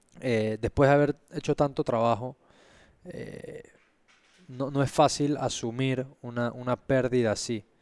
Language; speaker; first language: Spanish; native; Spanish